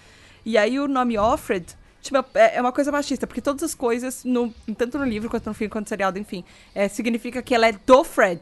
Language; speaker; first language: Portuguese; native; Portuguese